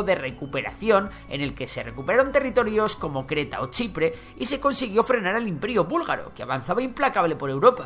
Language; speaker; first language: Spanish; native; Spanish